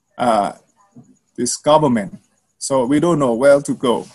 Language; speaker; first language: English; non-native, learner; Burmese